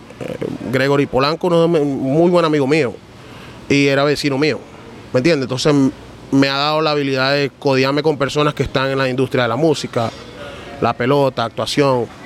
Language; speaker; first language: Spanish; early bilingual, heritage; Spanish